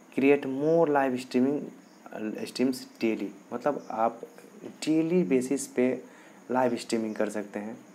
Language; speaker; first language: Hindi; native; Hindi